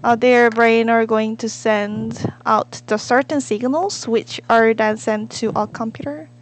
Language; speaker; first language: English; non-native, learner; Korean